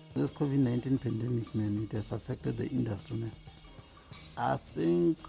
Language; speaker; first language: English; non-native, local second language; Northern Sotho